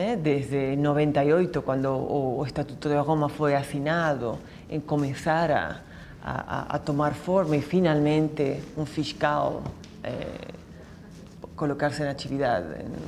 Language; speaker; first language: Spanish; non-native, learner; Portuguese